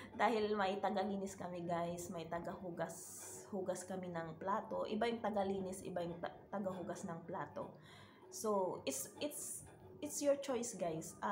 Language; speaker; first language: Filipino; native; Filipino